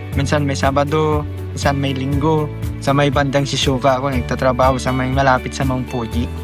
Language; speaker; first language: Filipino; non-native, local second language; Iloko